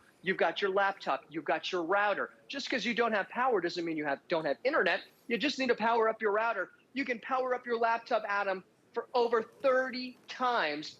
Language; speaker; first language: English; native; English